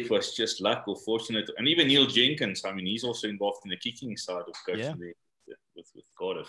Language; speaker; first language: English; non-native, local second language; Afrikaans